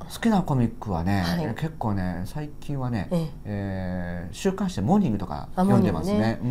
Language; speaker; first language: Japanese; native; Japanese